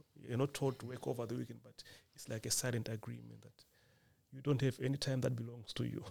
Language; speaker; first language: English; non-native, local second language; Nyanja